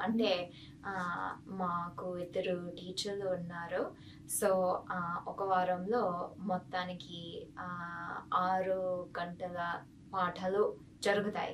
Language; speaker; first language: Telugu; non-native, fluent; English